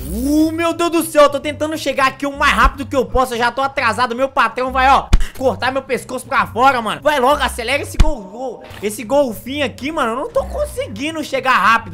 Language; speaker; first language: Portuguese; native; Portuguese